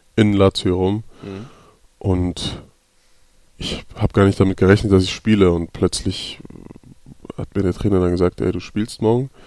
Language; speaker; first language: German; native; German